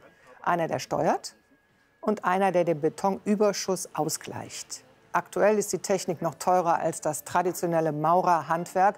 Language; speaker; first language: German; native; German